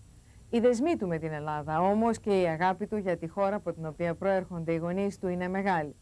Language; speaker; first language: Greek; native; Greek